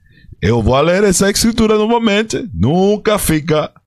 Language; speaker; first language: Portuguese; non-native, fluent; Spanish